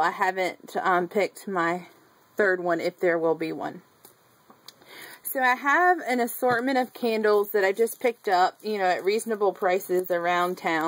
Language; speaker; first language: English; native; English